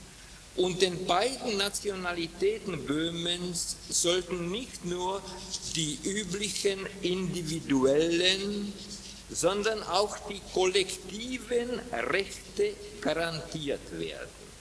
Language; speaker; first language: German; non-native, fluent; Czech